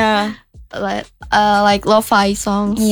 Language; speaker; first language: English; non-native, learner; Indonesian